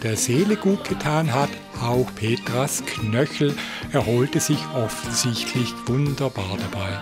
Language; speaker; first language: German; native; German